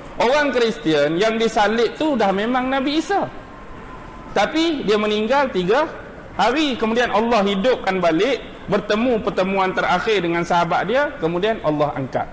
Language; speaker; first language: Malay; native; Malay